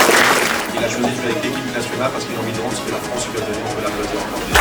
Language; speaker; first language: French; native; French